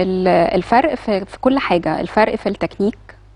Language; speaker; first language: Arabic; native; Arabic